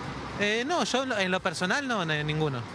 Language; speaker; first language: Spanish; native; Spanish